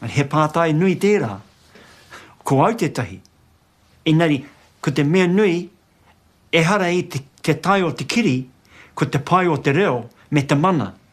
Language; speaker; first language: Māori; non-native, local second language; English